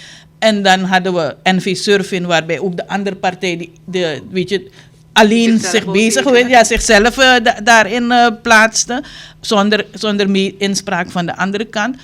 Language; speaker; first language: Dutch; native; Dutch